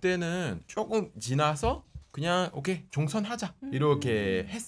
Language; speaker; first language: Korean; non-native, fluent; French